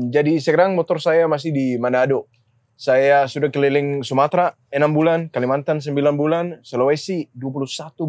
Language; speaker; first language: Indonesian; non-native, learner; Danish